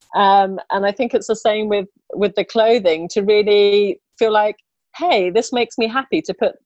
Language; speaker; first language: English; native; English